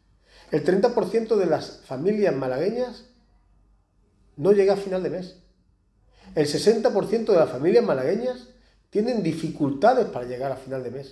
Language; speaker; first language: Spanish; native; Spanish